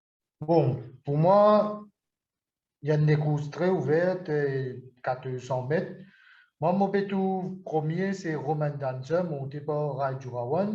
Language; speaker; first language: French; non-native, local second language; Morisyen